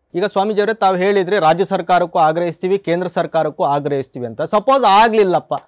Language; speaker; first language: Kannada; native; Kannada